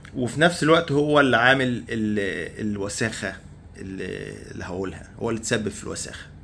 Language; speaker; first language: Arabic; native; Arabic